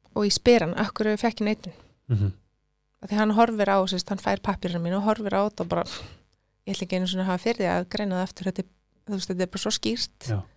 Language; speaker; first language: Icelandic; non-native, local second language; Swedish